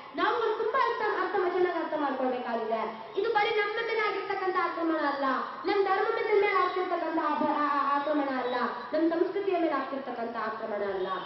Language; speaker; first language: Kannada; native; Kannada